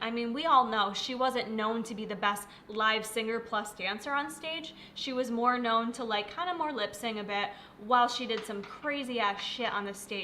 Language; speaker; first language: English; native; English